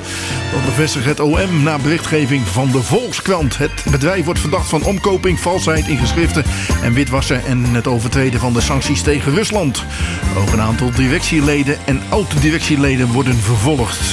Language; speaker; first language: Dutch; native; Dutch